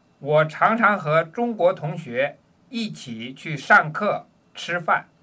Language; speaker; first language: Chinese; non-native, learner; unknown